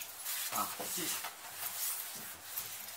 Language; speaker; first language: Chinese; non-native, local second language; Tibetan